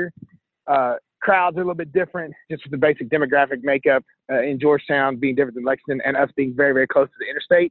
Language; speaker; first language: English; native; English